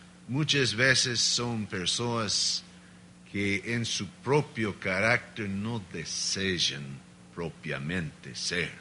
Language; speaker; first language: Spanish; non-native, learner; Portuguese